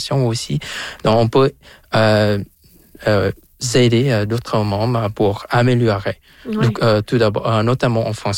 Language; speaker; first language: French; non-native, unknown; Vietnamese